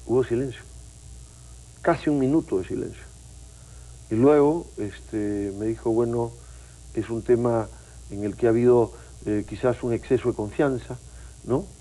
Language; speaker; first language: Spanish; native; Spanish